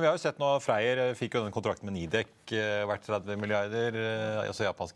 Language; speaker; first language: Norwegian; native; Norwegian